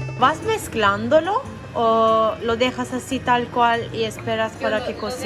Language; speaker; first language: Spanish; non-native, fluent; Turkish